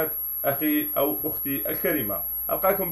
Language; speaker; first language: Arabic; native; Arabic